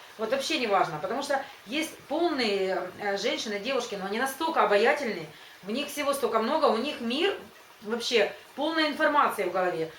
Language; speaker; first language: Russian; native; Russian